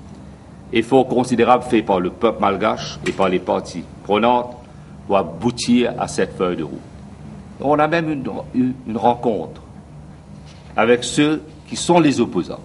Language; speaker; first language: French; non-native, local second language; Morisyen